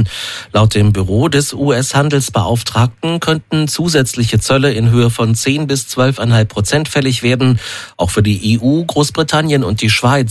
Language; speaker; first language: German; native; German